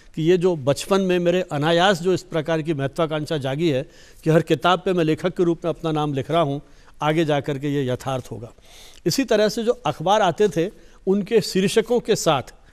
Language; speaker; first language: Hindi; native; Hindi